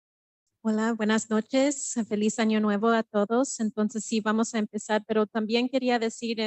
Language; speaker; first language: Spanish; early bilingual, heritage; Spanish